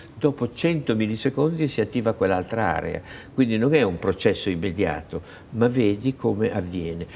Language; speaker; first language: Italian; native; Italian